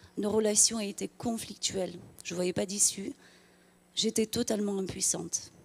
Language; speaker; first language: French; non-native, fluent; Romanian